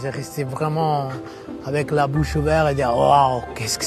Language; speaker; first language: French; non-native, fluent; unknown